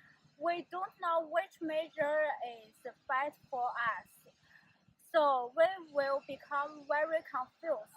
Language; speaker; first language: English; non-native, learner; Chinese